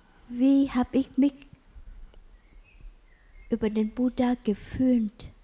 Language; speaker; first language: German; non-native, learner; Vietnamese